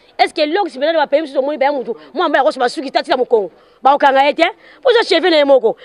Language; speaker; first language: Lingala; non-native, local second language; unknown